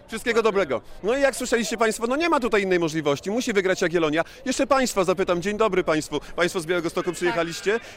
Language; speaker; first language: Polish; native; Polish